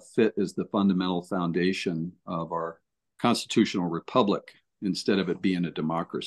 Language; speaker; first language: English; native; English